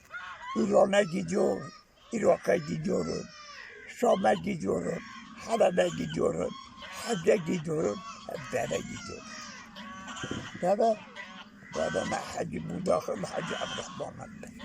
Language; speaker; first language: Turkish; non-native, local second language; Kurdish